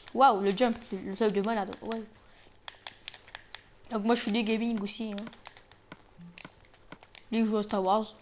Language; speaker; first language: French; native; French